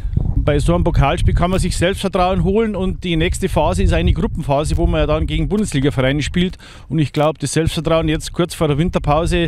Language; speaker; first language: German; native; German